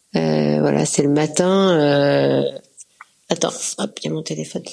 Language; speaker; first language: French; native; French